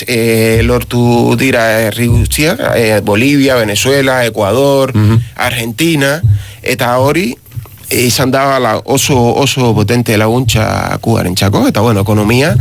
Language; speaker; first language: Basque; non-native, learner; Spanish